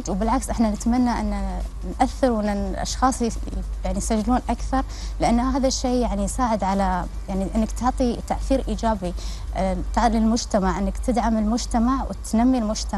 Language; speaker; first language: Arabic; native; Arabic